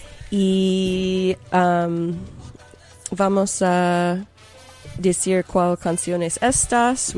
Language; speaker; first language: Spanish; non-native, learner; English